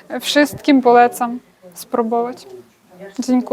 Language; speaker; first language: Polish; non-native, learner; Ukrainian